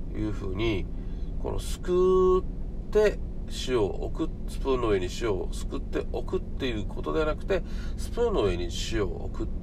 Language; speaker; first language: Japanese; native; Japanese